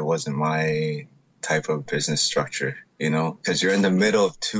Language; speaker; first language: English; native; English